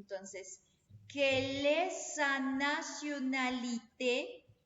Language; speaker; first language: French; non-native, fluent; Spanish